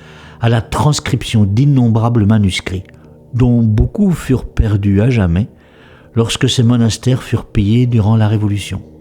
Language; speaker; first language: French; native; French